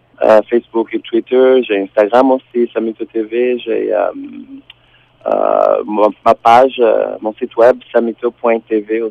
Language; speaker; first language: French; non-native, fluent; Tsonga